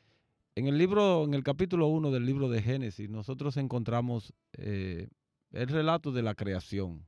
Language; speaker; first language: Spanish; native; Spanish